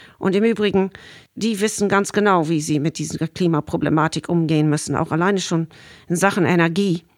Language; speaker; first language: German; non-native, fluent; English